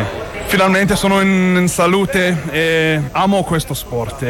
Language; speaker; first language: Italian; non-native, fluent; English